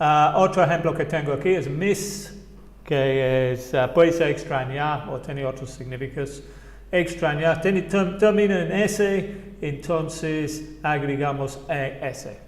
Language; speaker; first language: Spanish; non-native, fluent; English